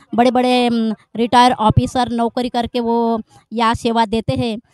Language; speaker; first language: Hindi; non-native, local second language; Marathi